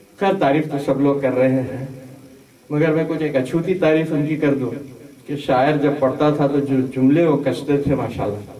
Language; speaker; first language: Urdu; native; Urdu